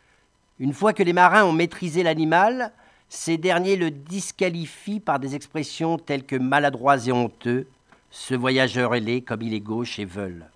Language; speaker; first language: French; native; French